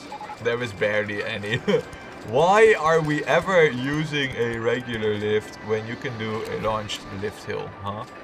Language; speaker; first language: English; non-native, fluent; Dutch